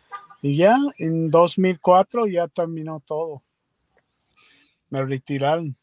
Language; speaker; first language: Spanish; non-native, learner; English